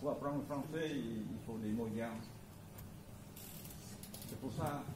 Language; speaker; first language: French; non-native, learner; Khmer